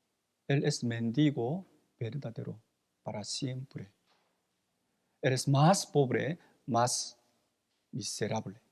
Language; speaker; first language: Spanish; non-native, fluent; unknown